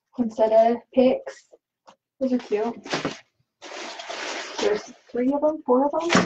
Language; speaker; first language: English; native; English